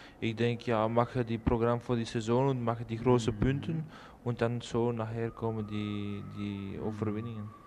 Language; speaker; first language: German; non-native, learner; Dutch